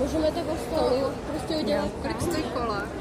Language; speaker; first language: Czech; non-native, learner; Ukrainian